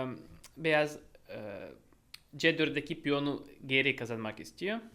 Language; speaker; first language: Turkish; non-native, fluent; Russian